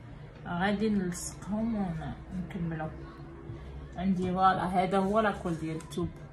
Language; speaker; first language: Arabic; native; Arabic